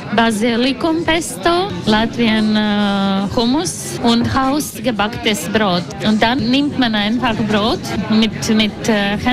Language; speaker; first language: German; non-native, fluent; Latvian